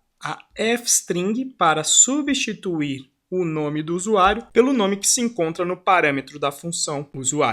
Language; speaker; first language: Portuguese; native; Portuguese